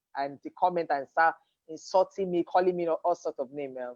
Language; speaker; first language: English; non-native, local second language; Yoruba